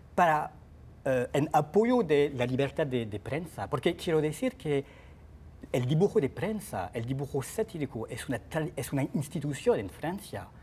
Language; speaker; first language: Spanish; non-native, fluent; French